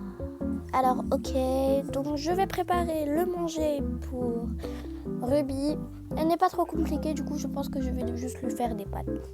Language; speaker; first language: French; native; French